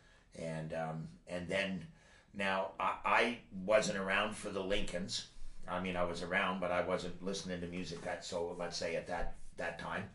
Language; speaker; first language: English; native; English